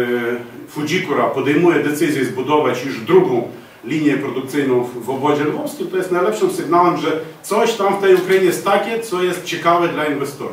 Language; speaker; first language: Polish; non-native, fluent; Ukrainian